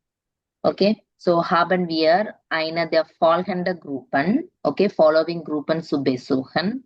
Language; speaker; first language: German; non-native, learner; Tamil